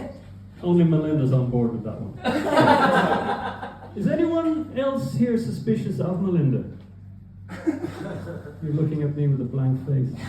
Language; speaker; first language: English; native; English